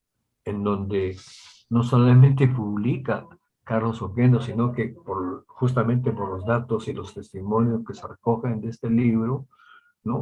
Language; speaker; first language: Spanish; native; Spanish